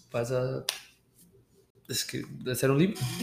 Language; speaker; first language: Spanish; early bilingual, heritage; Spanish